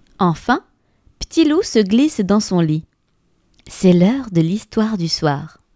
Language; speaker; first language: French; native; French